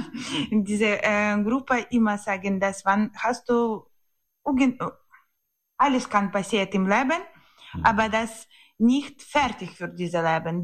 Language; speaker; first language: German; non-native, learner; Ukrainian